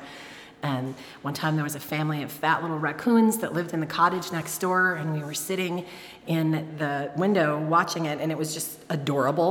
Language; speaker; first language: English; native; English